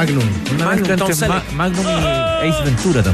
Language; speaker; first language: Spanish; native; Spanish